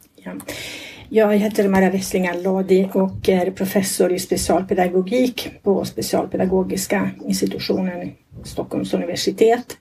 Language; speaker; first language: Swedish; non-native, fluent; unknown